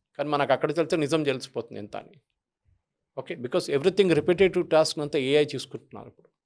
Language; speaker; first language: Telugu; non-native, fluent; Malayalam